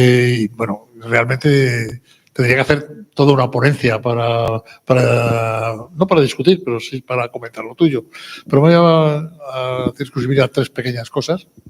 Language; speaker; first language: Spanish; native; Spanish